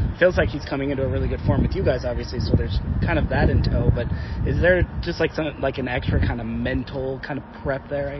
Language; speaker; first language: English; native; English